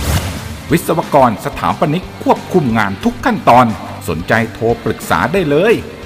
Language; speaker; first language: Thai; native; Thai